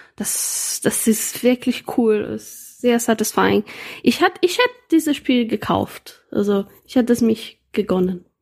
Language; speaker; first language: German; non-native, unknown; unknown